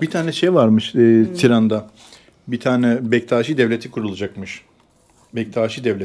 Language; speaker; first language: Turkish; native; Turkish